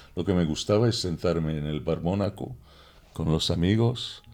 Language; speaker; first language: Spanish; non-native, fluent; Arabic